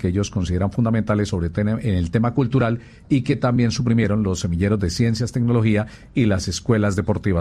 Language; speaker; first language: Spanish; native; Spanish